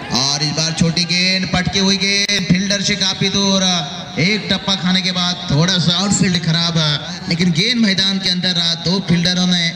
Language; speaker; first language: Hindi; non-native, local second language; Marathi